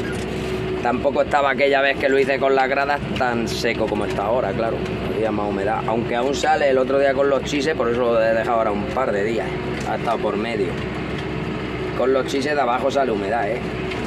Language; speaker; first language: Spanish; native; Spanish